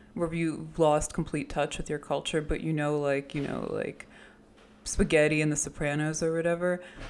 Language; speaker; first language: English; early bilingual, other home language; Russian